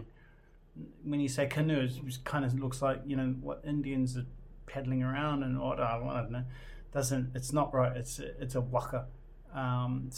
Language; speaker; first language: English; native; English